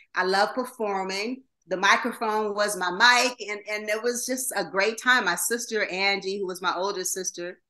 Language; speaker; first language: English; native; English